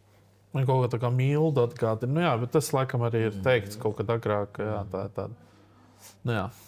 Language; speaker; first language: Latvian; native; Latvian